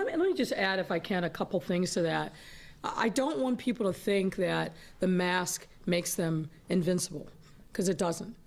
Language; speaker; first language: English; native; English